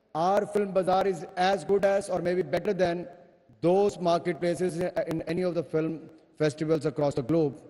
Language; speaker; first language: English; non-native, local second language; Hindi